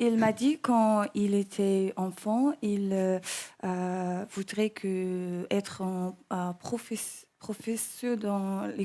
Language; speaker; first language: French; non-native, learner; English